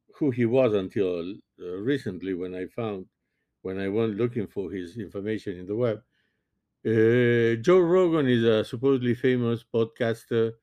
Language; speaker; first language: English; non-native, fluent; French